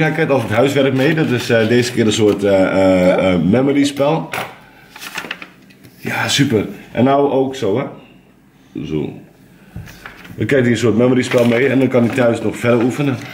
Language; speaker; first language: Dutch; native; Dutch